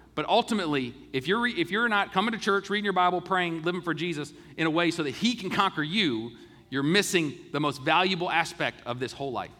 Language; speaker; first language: English; native; English